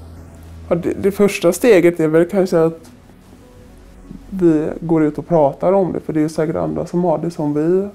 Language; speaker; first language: Swedish; native; Swedish